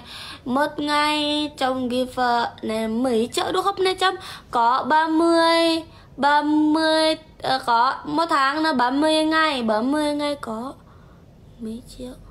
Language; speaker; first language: Vietnamese; non-native, learner; Indonesian